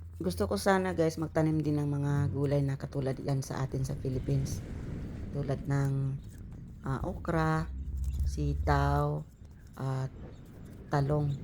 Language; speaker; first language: Filipino; non-native, local second language; Cebuano